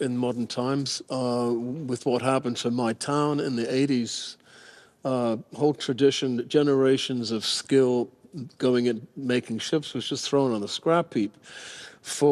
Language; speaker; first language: English; native; English